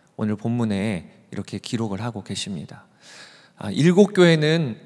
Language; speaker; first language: Korean; native; Korean